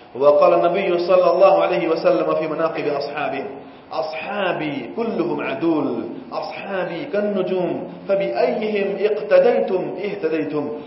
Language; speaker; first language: Arabic; non-native, fluent; Gujarati